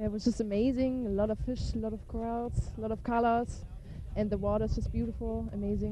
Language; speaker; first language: English; non-native, fluent; German